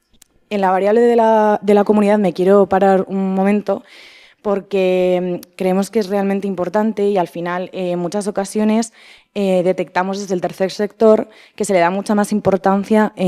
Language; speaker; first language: Spanish; native; Spanish